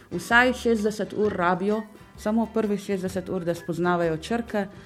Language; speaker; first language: Slovenian; non-native, fluent; Arabic